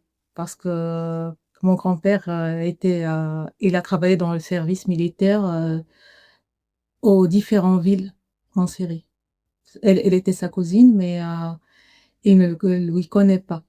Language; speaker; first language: French; non-native, learner; Arabic